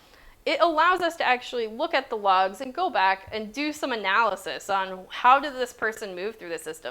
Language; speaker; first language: English; native; English